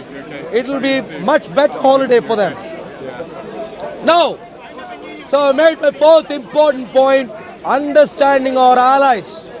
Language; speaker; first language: English; non-native, fluent; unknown